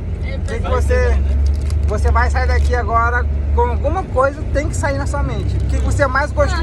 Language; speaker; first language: Portuguese; native; Portuguese